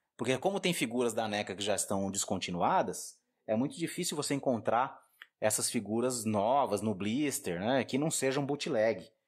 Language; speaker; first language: Portuguese; native; Portuguese